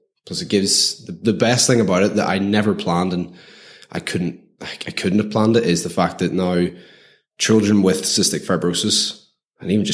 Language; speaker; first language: English; native; English